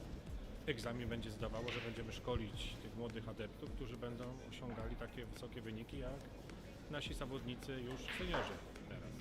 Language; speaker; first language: Polish; native; Polish